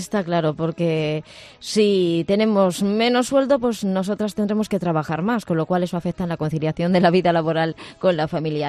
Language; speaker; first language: Spanish; native; Spanish